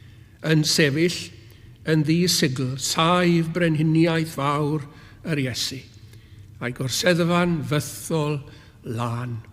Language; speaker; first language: Welsh; native; Welsh